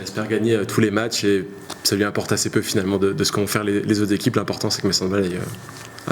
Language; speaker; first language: French; native; French